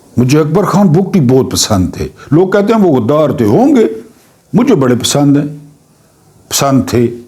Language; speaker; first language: Urdu; non-native, local second language; Punjabi